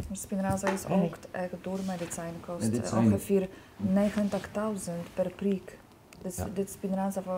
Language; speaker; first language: Dutch; non-native, learner; Polish